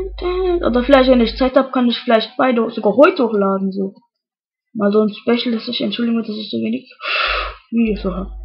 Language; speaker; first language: German; native; German